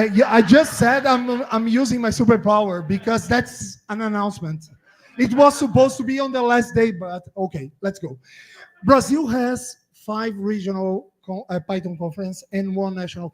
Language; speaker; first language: English; non-native, fluent; Portuguese